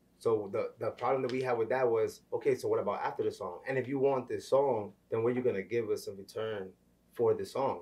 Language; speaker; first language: English; early bilingual, other home language; Spanish